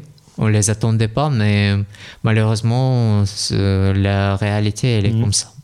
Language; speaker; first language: French; non-native, learner; Russian